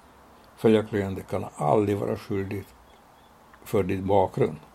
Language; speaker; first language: Swedish; non-native, fluent; Hungarian